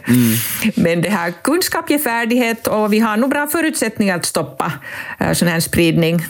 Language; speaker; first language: Swedish; non-native, local second language; Finnish